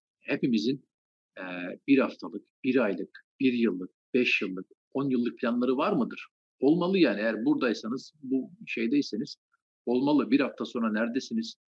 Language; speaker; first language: Turkish; native; Turkish